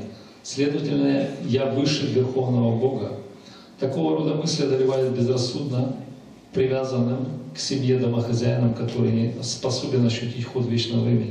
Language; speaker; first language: Russian; native; Russian